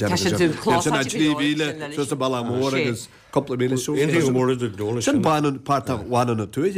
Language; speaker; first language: Irish; native; Irish